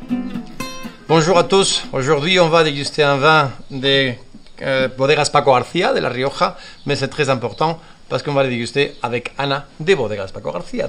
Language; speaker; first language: French; non-native, fluent; Spanish